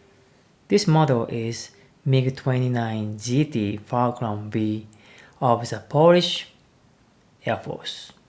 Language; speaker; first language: English; non-native, learner; Japanese